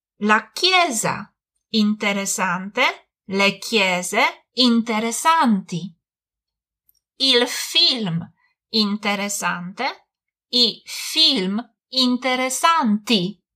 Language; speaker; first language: Italian; non-native, fluent; Polish